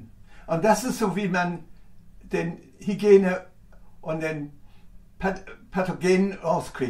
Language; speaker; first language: German; non-native, fluent; English